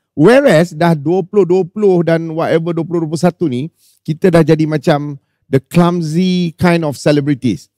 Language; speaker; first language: Malay; native; Malay